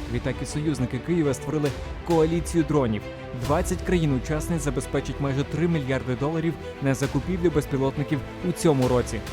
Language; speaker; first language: Ukrainian; native; Ukrainian